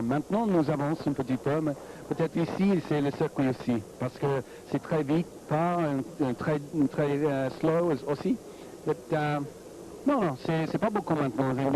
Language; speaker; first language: French; non-native, learner; English